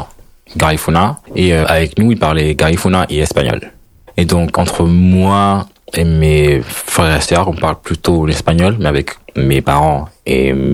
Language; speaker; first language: French; non-native, fluent; Spanish